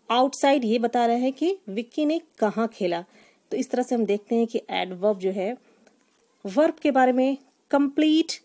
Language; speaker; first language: Hindi; native; Hindi